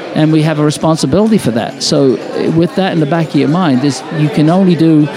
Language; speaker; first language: English; native; English